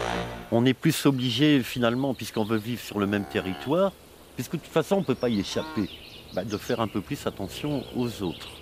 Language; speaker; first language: French; native; French